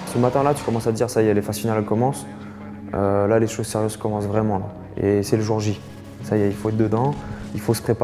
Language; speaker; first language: French; native; French